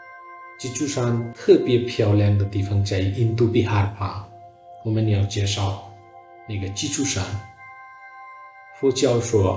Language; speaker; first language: Chinese; non-native, learner; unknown